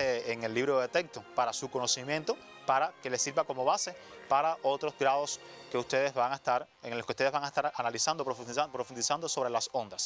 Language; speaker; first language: Spanish; native; Spanish